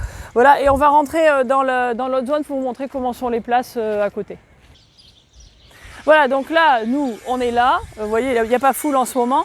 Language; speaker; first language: French; native; French